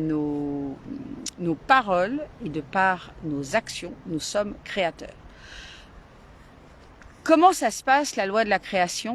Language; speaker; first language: French; native; French